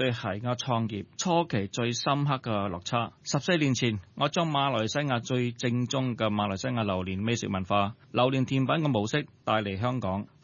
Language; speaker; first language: Cantonese; early bilingual, heritage; Cantonese